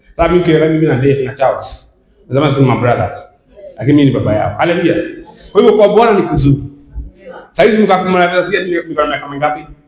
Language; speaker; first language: Swahili; non-native, local second language; Kikuyu